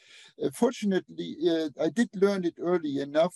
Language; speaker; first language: English; non-native, fluent; Luxembourgish